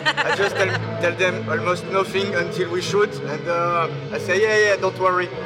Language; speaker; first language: English; non-native, fluent; French